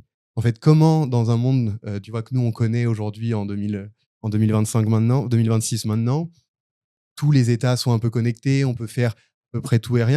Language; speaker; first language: French; native; French